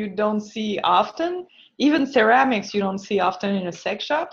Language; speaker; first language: English; non-native, fluent; French